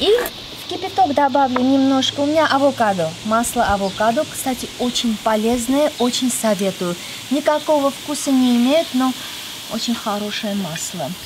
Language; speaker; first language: Russian; non-native, local second language; Armenian